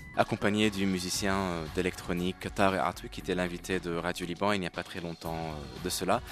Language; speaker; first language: French; non-native, local second language; Arabic